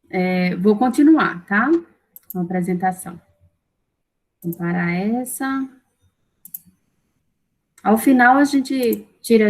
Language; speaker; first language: Portuguese; native; Portuguese